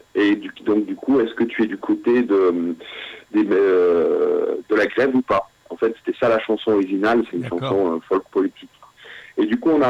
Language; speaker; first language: French; non-native, fluent; English